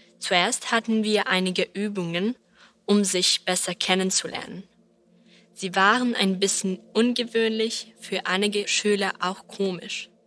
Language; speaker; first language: German; non-native, learner; Serbian